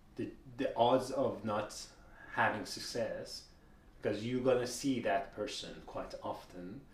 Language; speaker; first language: English; non-native, fluent; Persian